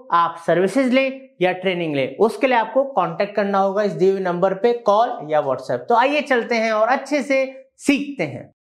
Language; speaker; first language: Hindi; native; Hindi